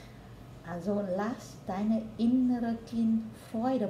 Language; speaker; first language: German; non-native, learner; Vietnamese